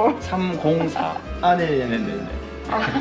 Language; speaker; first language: Korean; non-native, learner; Japanese